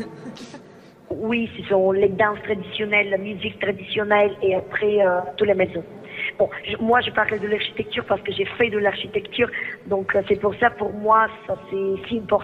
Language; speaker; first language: French; non-native, fluent; Greek